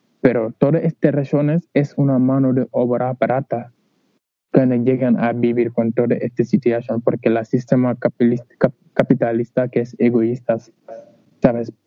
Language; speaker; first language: Spanish; non-native, learner; Wolof